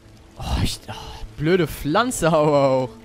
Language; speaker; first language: German; native; German